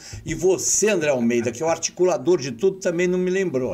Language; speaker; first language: Portuguese; native; Portuguese